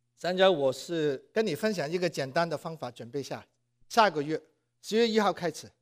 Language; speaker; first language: Chinese; non-native, local second language; Cantonese